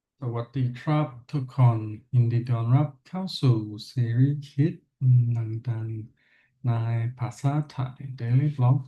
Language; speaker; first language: Thai; non-native, learner; English